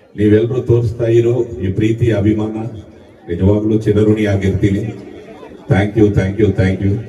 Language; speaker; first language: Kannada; non-native, local second language; Telugu